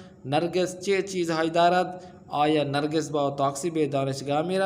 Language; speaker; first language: Persian; non-native, fluent; Urdu